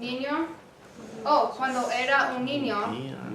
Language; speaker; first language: Spanish; non-native, fluent; English